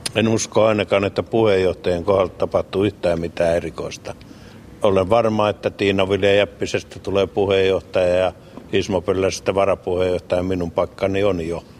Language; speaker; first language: Finnish; native; Finnish